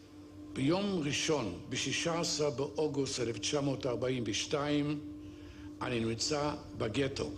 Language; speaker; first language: Hebrew; non-native, fluent; Yiddish